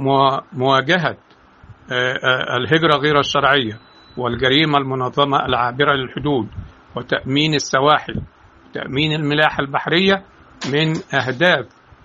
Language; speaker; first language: Arabic; native; Arabic